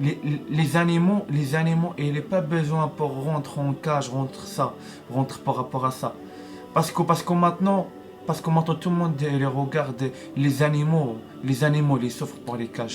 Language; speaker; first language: French; non-native, learner; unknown